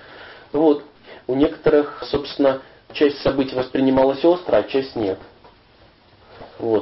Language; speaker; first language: Russian; native; Russian